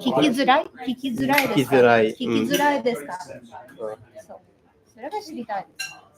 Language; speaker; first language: Japanese; non-native, learner; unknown